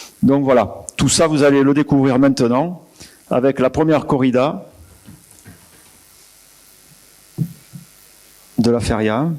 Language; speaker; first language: French; native; French